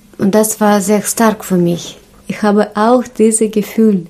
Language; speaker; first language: German; non-native, learner; Russian